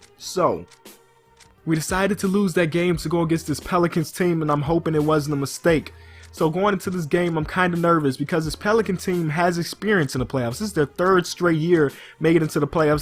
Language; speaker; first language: English; native; English